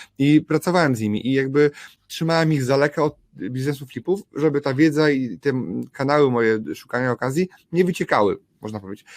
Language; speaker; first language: Polish; native; Polish